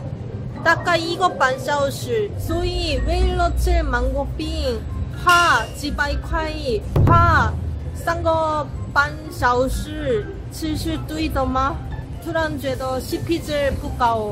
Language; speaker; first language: Chinese; non-native, learner; Korean